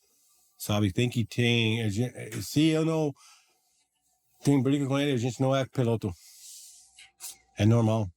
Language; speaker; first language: Portuguese; non-native, learner; English